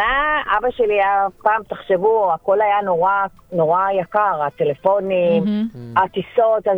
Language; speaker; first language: Hebrew; early bilingual, other home language; French